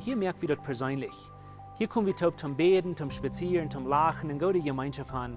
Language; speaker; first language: German; non-native, learner; Plautdietsch